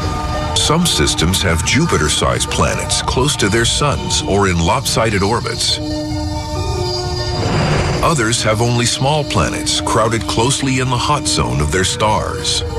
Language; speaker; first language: English; native; English